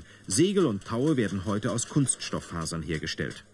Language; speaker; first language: German; native; German